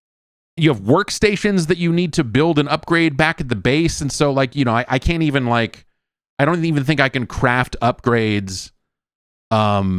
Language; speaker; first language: English; native; English